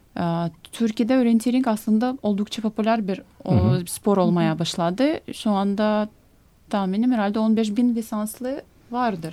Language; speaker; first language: Turkish; non-native, fluent; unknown